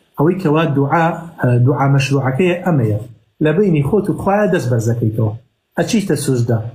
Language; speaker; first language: Central Kurdish; native; Central Kurdish